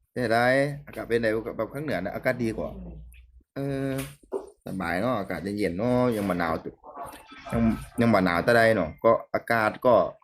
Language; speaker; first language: Thai; native; Thai